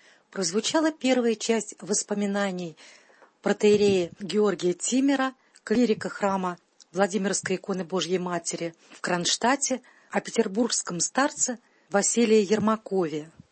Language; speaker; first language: Russian; native; Russian